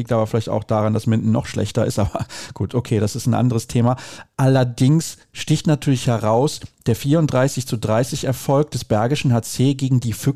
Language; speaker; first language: German; native; German